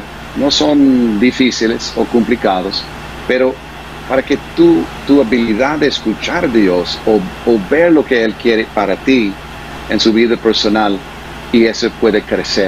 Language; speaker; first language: Spanish; non-native, fluent; English